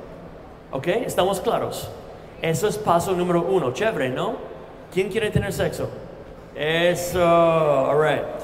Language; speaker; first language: Spanish; non-native, fluent; English